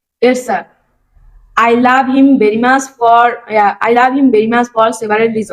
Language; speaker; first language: English; non-native, learner; Bangla